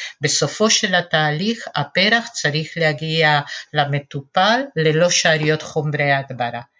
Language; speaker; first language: Hebrew; non-native, fluent; Spanish